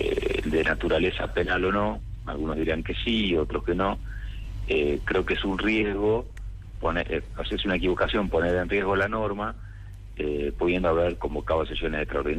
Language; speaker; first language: Spanish; native; Spanish